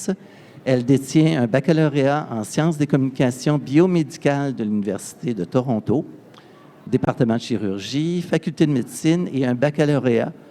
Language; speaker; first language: French; native; French